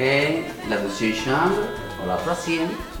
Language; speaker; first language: French; non-native, fluent; Spanish